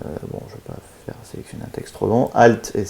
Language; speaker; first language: French; native; French